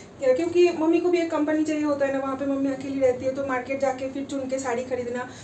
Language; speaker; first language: Hindi; non-native, local second language; Bangla